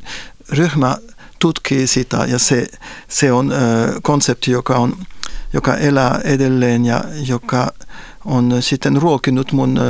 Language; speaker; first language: Finnish; non-native, fluent; French